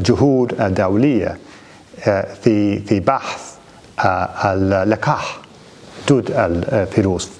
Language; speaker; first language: Arabic; non-native, fluent; English